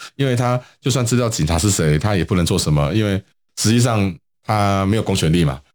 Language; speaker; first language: Chinese; native; Chinese